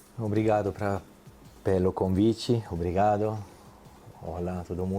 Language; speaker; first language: Portuguese; non-native, fluent; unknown